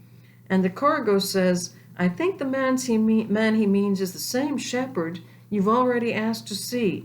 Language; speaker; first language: English; native; English